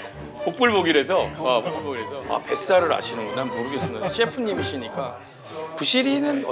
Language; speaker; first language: Korean; native; Korean